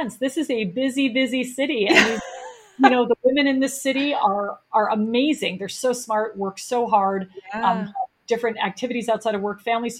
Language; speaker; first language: English; native; English